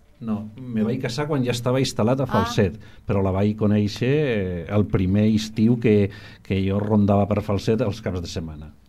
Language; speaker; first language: Catalan; non-native, local second language; Spanish